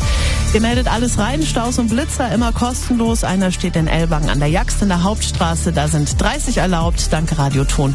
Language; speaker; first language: German; native; German